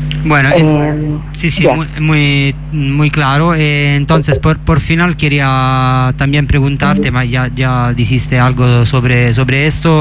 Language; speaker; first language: Spanish; non-native, fluent; Italian